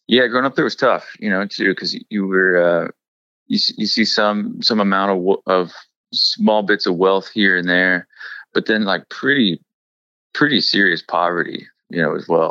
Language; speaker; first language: English; native; English